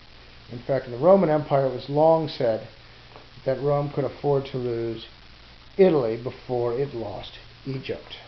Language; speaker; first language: English; native; English